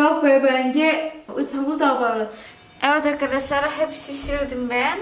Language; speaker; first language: Turkish; non-native, learner; Indonesian